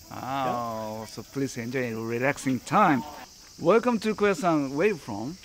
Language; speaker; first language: English; non-native, learner; Japanese